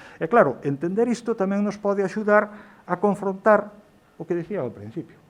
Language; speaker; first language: Galician; native; Galician